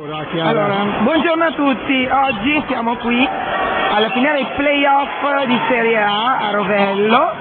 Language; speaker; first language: Italian; native; Italian